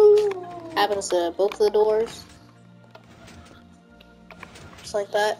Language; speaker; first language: English; native; English